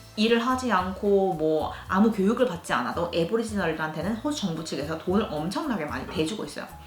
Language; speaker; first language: Korean; native; Korean